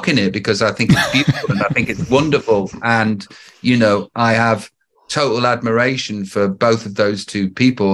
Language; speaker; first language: English; native; English